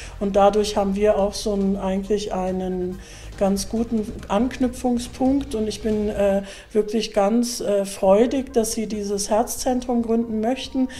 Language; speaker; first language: German; early bilingual, other home language; Turkish